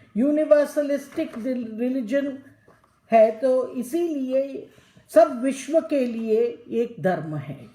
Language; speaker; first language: Hindi; non-native, local second language; Telugu